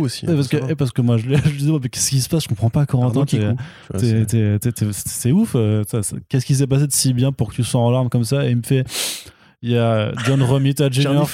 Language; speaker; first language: French; native; French